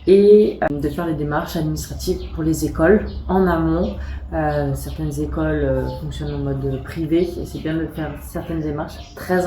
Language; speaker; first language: French; native; French